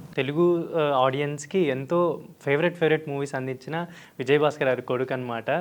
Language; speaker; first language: Telugu; native; Telugu